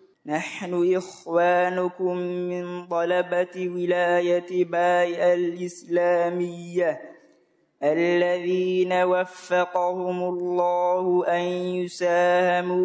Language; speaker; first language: Arabic; non-native, local second language; Somali